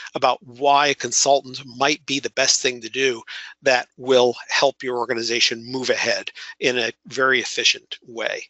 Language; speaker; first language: English; native; English